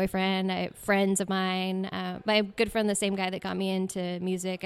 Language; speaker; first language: English; native; English